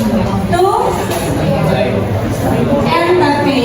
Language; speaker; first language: English; non-native, fluent; Indonesian